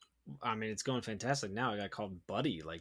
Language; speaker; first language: English; native; English